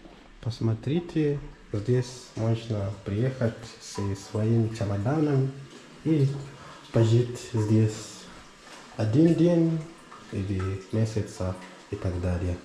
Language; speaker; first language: Russian; non-native, learner; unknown